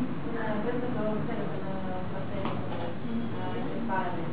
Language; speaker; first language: Greek; non-native, learner; Russian